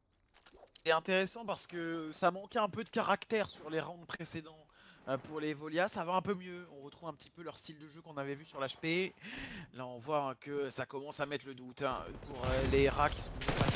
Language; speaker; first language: French; native; French